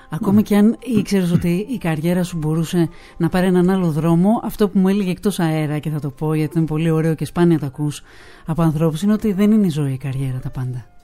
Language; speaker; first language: Greek; native; Greek